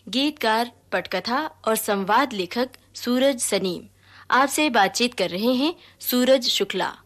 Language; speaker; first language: Hindi; native; Hindi